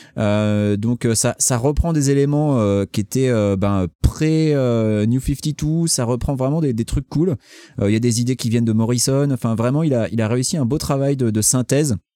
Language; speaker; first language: French; native; French